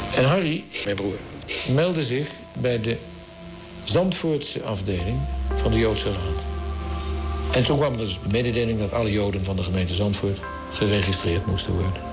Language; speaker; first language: Dutch; native; Dutch